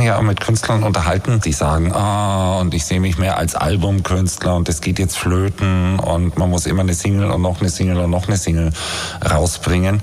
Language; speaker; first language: German; native; German